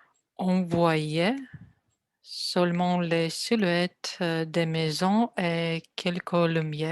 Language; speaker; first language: French; non-native, learner; Russian